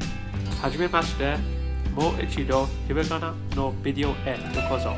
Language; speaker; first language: Japanese; non-native, learner; English